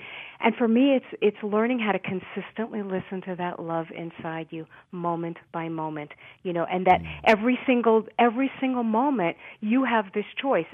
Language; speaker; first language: English; native; English